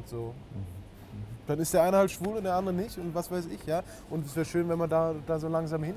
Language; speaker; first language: German; native; German